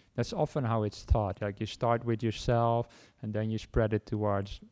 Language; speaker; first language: English; non-native, fluent; Dutch